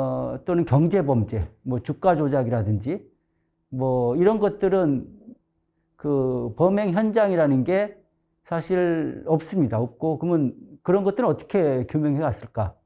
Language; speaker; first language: Korean; native; Korean